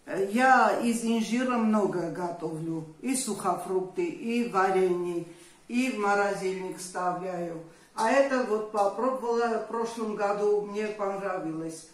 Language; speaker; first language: Russian; non-native, fluent; Armenian